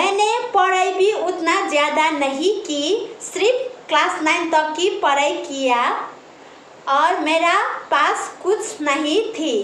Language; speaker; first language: Hindi; non-native, local second language; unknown